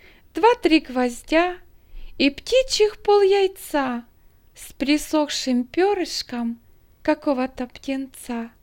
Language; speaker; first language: Russian; native; Russian